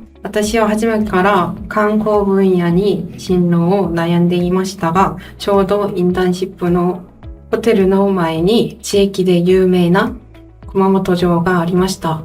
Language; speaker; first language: Japanese; non-native, fluent; Korean